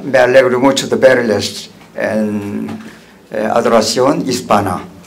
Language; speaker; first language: Spanish; non-native, learner; Korean